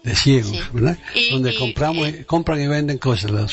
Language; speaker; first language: Spanish; native; Spanish